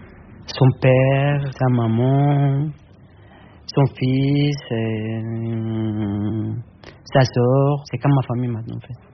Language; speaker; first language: French; non-native, learner; Arabic